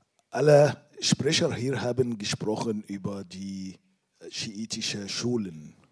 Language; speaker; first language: German; non-native, fluent; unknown